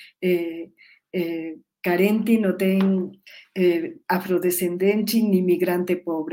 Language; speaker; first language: Portuguese; non-native, learner; Spanish